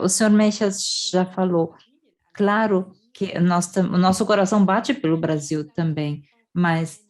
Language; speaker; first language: Portuguese; non-native, fluent; German